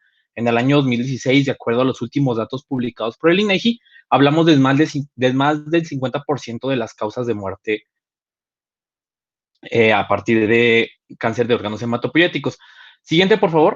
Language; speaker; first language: Spanish; native; Spanish